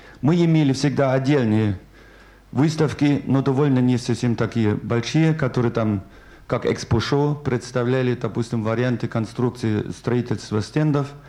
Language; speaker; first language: Russian; non-native, fluent; German